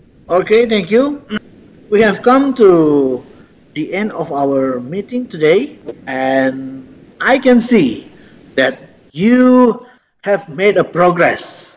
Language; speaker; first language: English; non-native, fluent; Indonesian